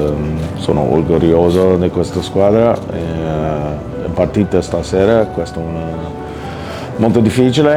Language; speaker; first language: Italian; non-native, learner; English